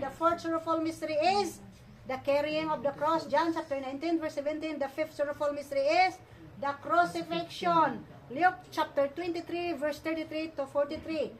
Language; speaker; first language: English; non-native, local second language; Filipino